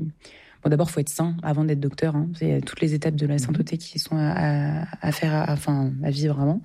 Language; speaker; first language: French; native; French